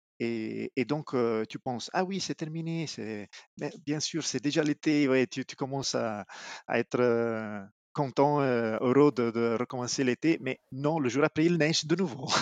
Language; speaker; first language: French; non-native, fluent; Italian